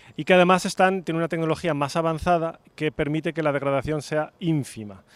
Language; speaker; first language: Spanish; native; Spanish